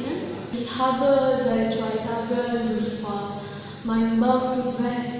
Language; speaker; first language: German; non-native, learner; Indonesian